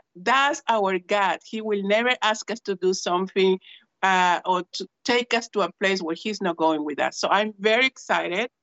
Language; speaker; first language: English; non-native, fluent; Spanish